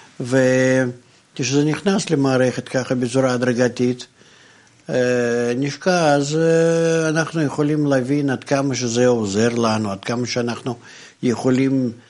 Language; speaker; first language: Hebrew; non-native, fluent; Russian